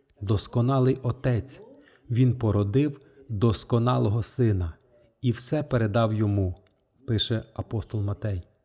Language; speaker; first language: Ukrainian; non-native, fluent; French